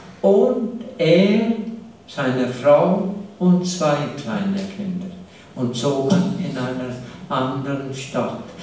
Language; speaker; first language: German; non-native, fluent; English